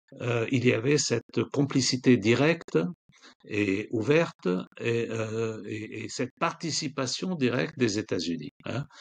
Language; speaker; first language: French; non-native, local second language; Arabic